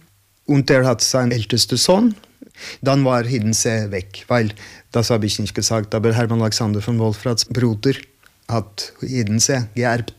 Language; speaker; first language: German; non-native, learner; Norwegian